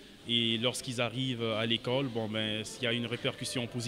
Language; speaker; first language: French; non-native, local second language; Wolof